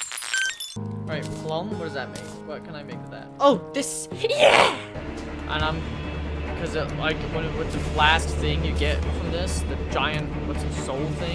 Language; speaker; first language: English; native; English